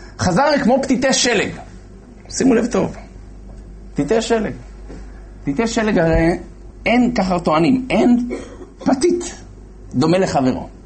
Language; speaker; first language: Hebrew; native; Hebrew